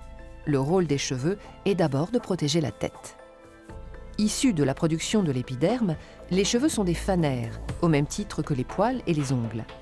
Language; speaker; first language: French; native; French